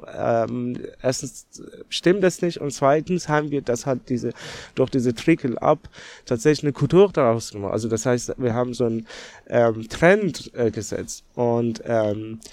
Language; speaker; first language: German; non-native, fluent; Persian